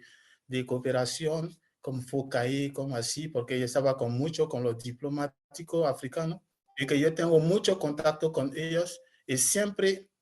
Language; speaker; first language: Spanish; non-native, learner; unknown